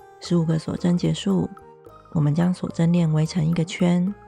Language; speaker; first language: Chinese; native; Chinese